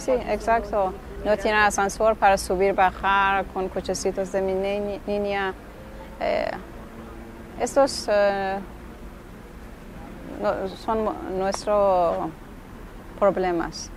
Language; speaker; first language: Spanish; non-native, learner; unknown